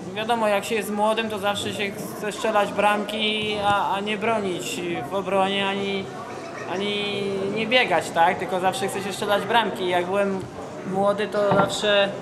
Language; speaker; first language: Polish; native; Polish